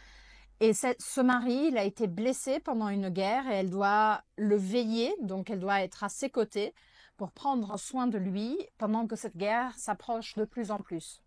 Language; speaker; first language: French; non-native, fluent; Portuguese